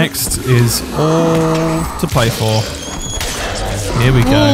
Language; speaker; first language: English; native; English